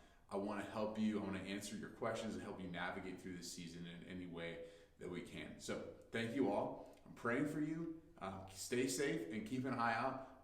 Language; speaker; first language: English; native; English